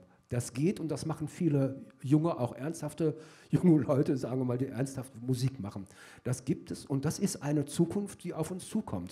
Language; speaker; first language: German; native; German